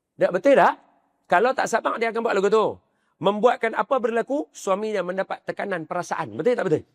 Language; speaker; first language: Malay; native; Malay